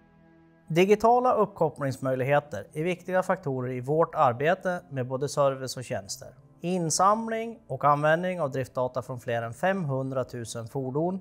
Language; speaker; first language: Swedish; native; Swedish